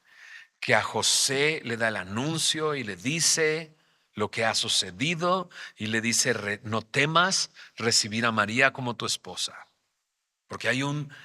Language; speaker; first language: Spanish; native; Spanish